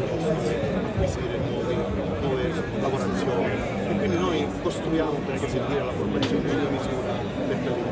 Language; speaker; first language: Italian; native; Italian